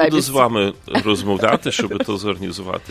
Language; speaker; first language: Ukrainian; early bilingual, heritage; Ukrainian